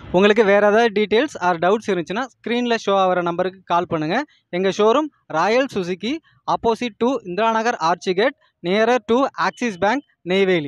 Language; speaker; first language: Tamil; native; Tamil